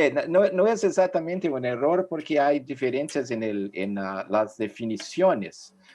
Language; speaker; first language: Spanish; non-native, fluent; Portuguese